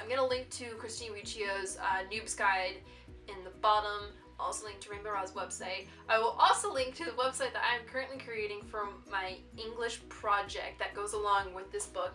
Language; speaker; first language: English; native; English